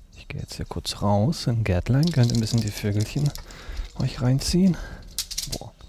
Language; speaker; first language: German; early bilingual, other home language; Russian